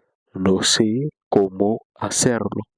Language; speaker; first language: Spanish; non-native, fluent; Haitian Creole